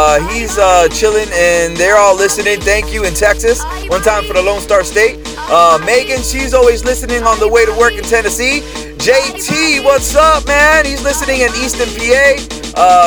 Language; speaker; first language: English; early bilingual, other home language; Spanish